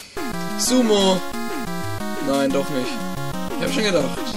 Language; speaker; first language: German; native; German